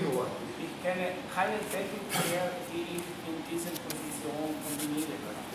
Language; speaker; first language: German; non-native, fluent; Croatian